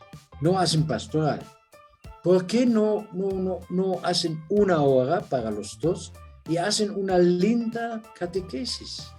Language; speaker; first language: Spanish; non-native, fluent; German